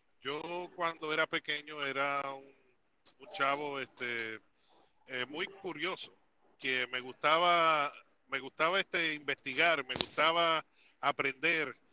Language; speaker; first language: Spanish; native; Spanish